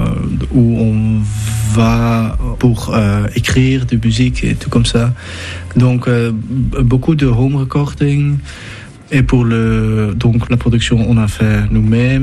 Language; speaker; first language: French; non-native, fluent; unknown